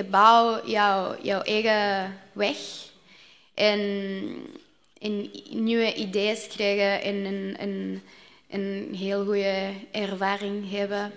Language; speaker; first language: Dutch; non-native, learner; Spanish